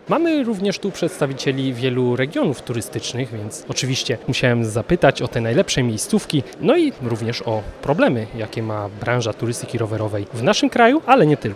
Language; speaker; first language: Polish; native; Polish